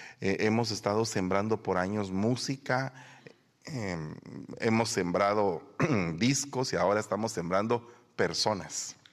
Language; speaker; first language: Spanish; native; Spanish